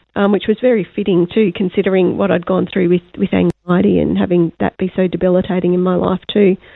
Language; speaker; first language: English; native; English